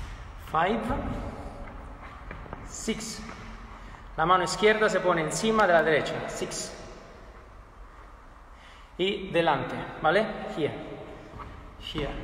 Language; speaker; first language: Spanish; non-native, fluent; Italian